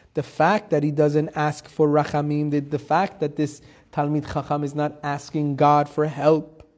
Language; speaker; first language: English; early bilingual, heritage; Persian